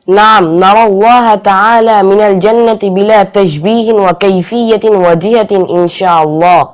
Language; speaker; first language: Arabic; non-native, learner; Bangla